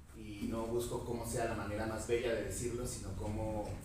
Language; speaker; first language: Spanish; native; Spanish